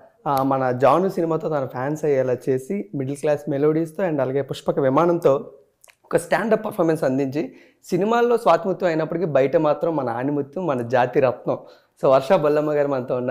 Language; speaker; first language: Telugu; native; Telugu